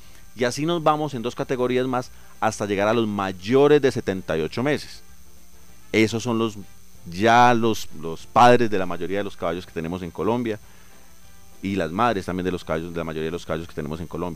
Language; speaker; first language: Spanish; native; Spanish